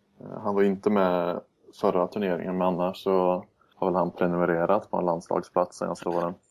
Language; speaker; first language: Swedish; native; Swedish